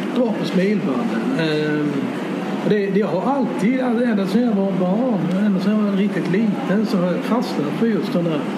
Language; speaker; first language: Swedish; native; Swedish